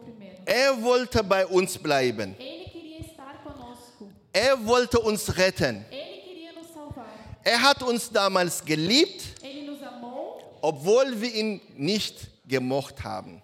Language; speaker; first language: German; non-native, learner; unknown